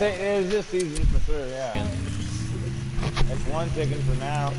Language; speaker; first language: English; native; English